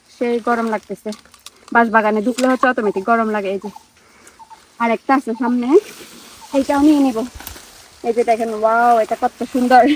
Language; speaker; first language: Bangla; non-native, local second language; Chakma